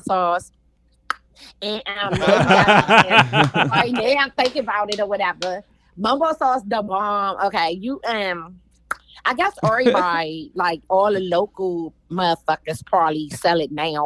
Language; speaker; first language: English; native; English